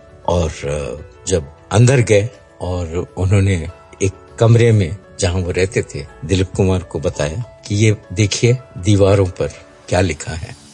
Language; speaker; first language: Hindi; native; Hindi